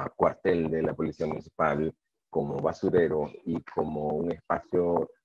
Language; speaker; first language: Spanish; native; Spanish